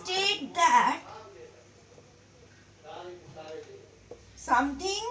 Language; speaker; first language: English; non-native, local second language; Hindi